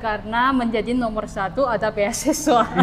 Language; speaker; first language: Indonesian; non-native, fluent; Chinese